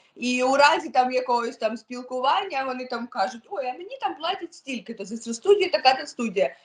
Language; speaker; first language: Ukrainian; non-native, local second language; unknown